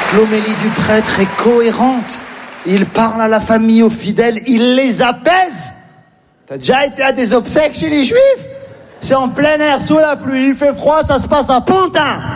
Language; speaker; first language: French; native; French